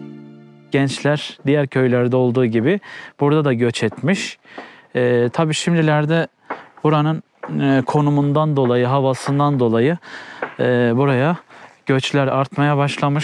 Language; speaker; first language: Turkish; native; Turkish